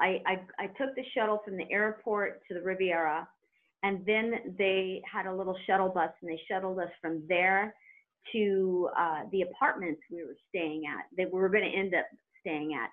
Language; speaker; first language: English; native; English